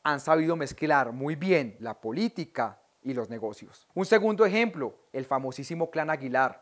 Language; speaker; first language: Spanish; native; Spanish